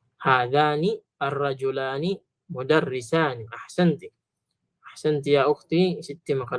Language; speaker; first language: Arabic; non-native, fluent; Filipino